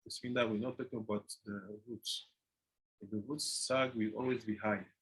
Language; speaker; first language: English; non-native, fluent; French